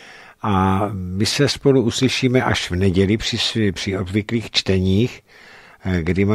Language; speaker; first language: Czech; native; Czech